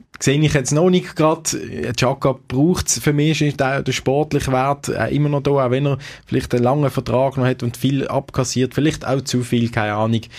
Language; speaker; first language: German; native; German